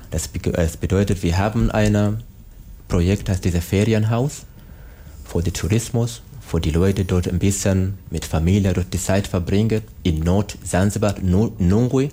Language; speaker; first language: German; non-native, learner; Swahili